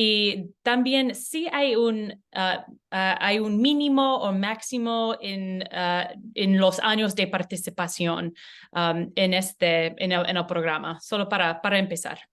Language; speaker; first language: Spanish; non-native, learner; English